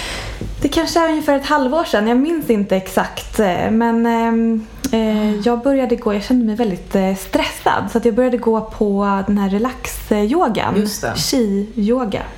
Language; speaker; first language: Swedish; native; Swedish